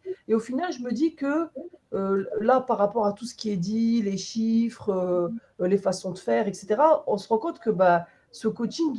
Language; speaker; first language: French; native; French